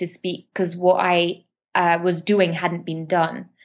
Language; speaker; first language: English; native; English